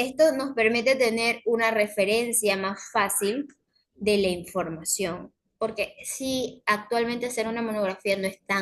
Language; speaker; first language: Spanish; native; Spanish